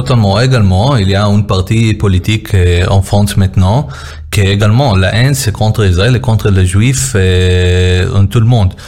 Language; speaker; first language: French; non-native, learner; Hebrew